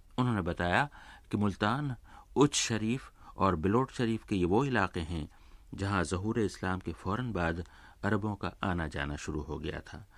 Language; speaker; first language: Urdu; native; Urdu